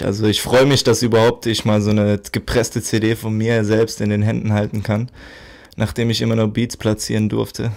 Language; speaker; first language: German; native; German